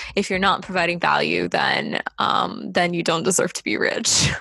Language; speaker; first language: English; non-native, fluent; Estonian